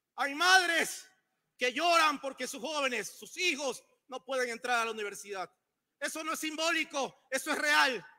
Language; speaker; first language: Spanish; native; Spanish